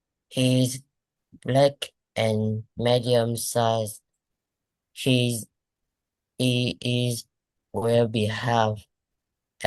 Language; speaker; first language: English; non-native, learner; Vietnamese